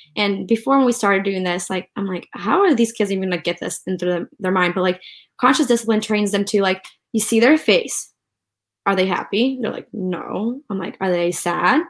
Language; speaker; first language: English; early bilingual, other home language; Ukrainian